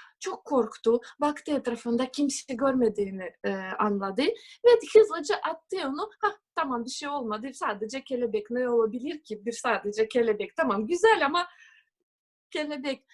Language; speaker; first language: Turkish; non-native, fluent; Russian